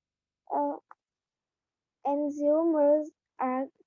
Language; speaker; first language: English; non-native, learner; Vietnamese